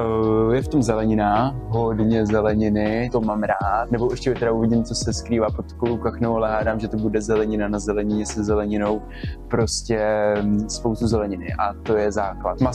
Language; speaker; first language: Czech; native; Czech